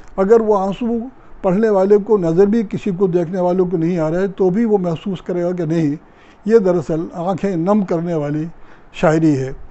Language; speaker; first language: Urdu; native; Urdu